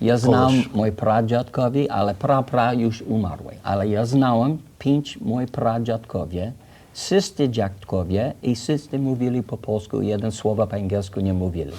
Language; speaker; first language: Polish; early bilingual, heritage; English